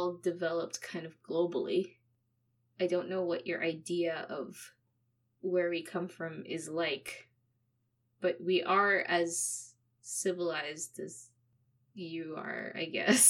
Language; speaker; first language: English; non-native, local second language; Filipino